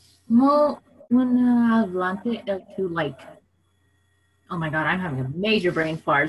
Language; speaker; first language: English; native; English